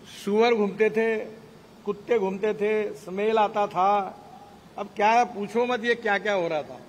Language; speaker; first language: Hindi; non-native, local second language; Marathi